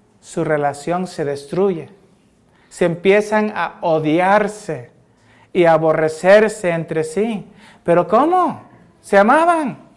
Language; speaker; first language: Spanish; early bilingual, heritage; Spanish